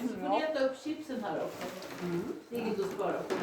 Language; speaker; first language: Swedish; native; Swedish